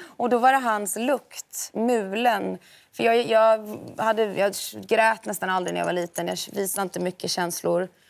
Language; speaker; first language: Swedish; native; Swedish